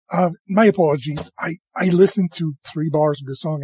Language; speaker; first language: English; native; English